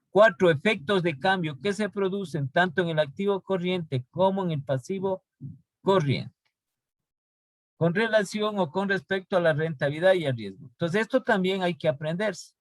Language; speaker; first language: Spanish; native; Spanish